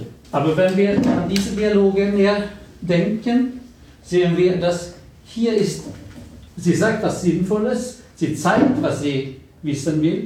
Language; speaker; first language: German; non-native, fluent; Swedish